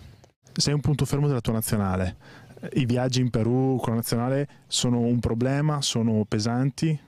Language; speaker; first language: Italian; native; Italian